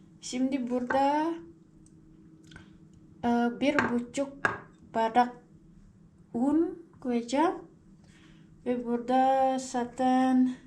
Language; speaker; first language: Turkish; non-native, learner; Indonesian